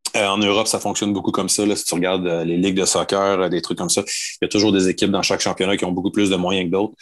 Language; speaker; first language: French; native; French